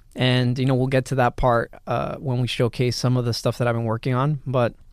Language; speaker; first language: English; early bilingual, other home language; Spanish